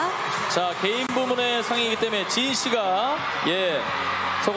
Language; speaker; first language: Korean; native; Korean